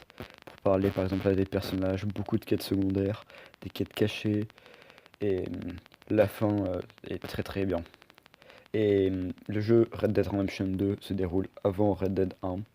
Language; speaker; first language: French; native; French